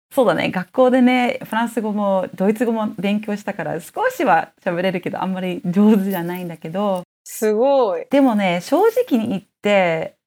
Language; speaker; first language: Japanese; early bilingual, heritage; Dutch